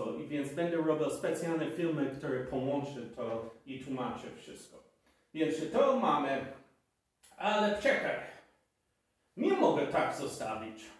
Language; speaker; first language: Polish; non-native, fluent; English